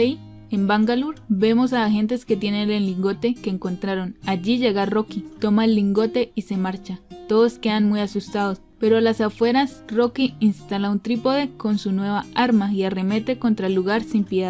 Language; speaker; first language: Spanish; native; Spanish